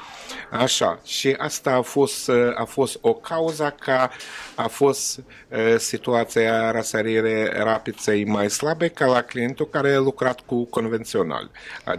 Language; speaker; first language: Romanian; non-native, learner; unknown